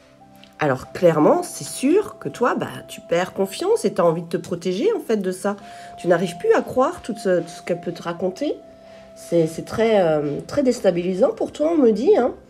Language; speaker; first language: French; native; French